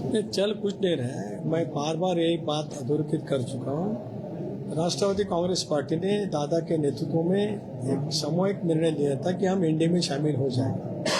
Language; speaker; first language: Hindi; non-native, local second language; Marathi